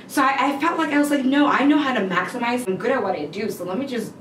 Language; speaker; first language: English; native; English